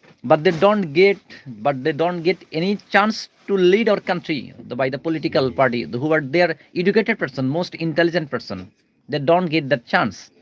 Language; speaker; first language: English; non-native, local second language; Bangla